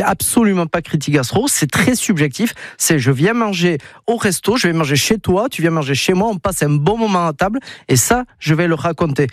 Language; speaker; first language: French; native; French